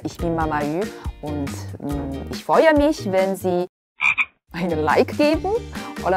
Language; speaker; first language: German; non-native, fluent; Chinese